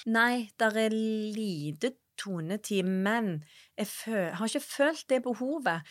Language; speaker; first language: Norwegian; native; Norwegian